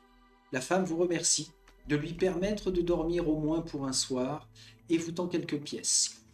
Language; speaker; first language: French; native; French